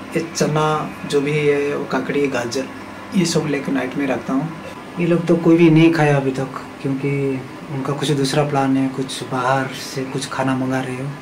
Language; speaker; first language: Hindi; non-native, local second language; Odia